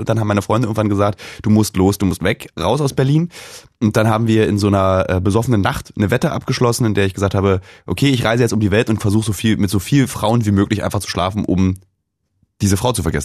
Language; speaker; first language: German; native; German